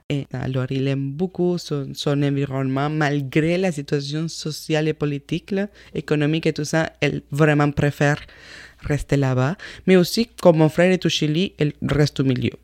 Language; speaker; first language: French; non-native, fluent; Spanish